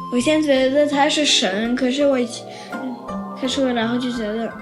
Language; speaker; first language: Chinese; non-native, learner; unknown